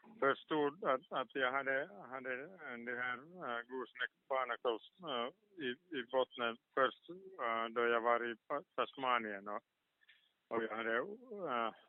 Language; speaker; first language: Swedish; non-native, local second language; Finnish